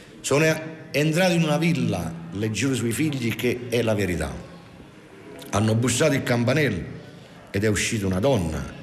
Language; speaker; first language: Italian; native; Italian